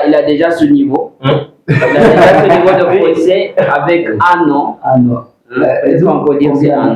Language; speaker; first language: French; non-native, fluent; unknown